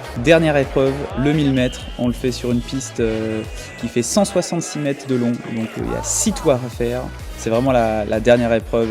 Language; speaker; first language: French; native; French